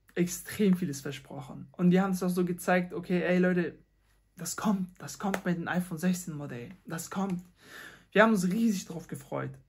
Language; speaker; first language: German; non-native, fluent; Persian